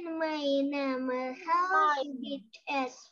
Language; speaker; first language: German; non-native, learner; Ukrainian